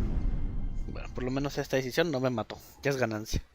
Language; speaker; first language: Spanish; native; Spanish